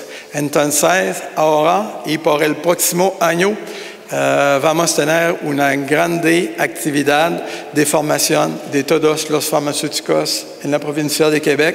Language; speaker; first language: Spanish; non-native, learner; French